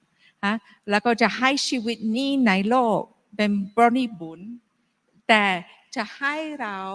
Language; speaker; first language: Thai; non-native, fluent; English